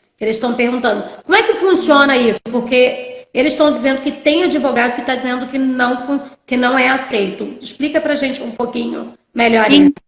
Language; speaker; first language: Portuguese; native; Portuguese